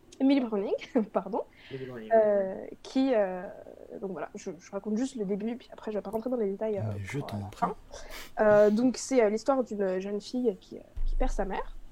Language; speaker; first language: French; native; French